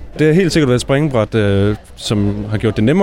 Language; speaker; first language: Danish; native; Danish